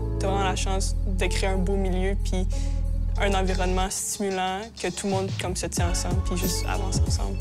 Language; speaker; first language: French; native; French